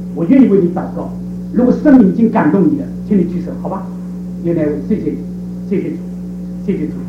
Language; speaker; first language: Chinese; native; Chinese